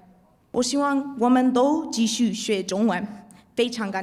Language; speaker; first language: Chinese; non-native, learner; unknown